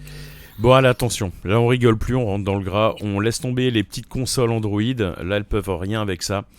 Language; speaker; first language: French; native; French